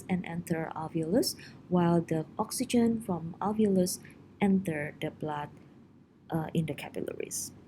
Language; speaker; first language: English; non-native, fluent; Indonesian